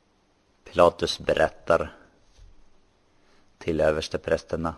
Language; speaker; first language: Swedish; non-native, local second language; Finnish